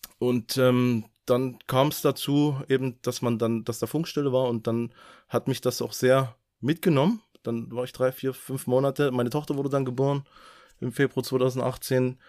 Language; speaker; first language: German; native; German